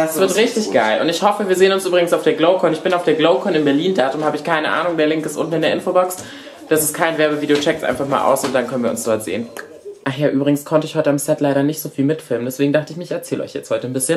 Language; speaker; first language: German; native; German